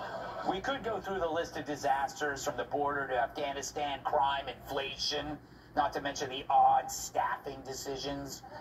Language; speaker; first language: English; native; English